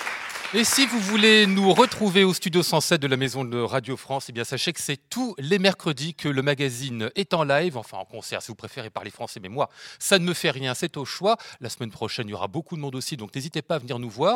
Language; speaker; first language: French; native; French